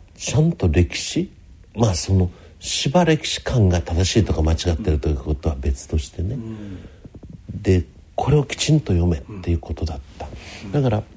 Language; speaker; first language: Japanese; native; Japanese